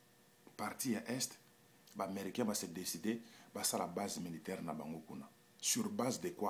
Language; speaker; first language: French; non-native, local second language; Lingala